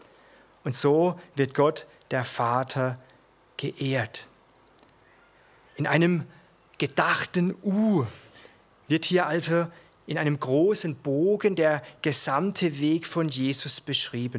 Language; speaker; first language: German; native; German